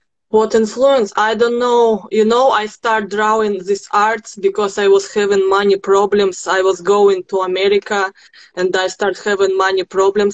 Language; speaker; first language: English; non-native, learner; Russian